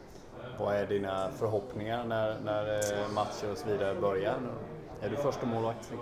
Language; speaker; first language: Swedish; native; Swedish